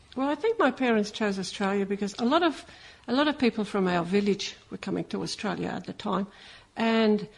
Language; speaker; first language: English; early bilingual, other home language; Maltese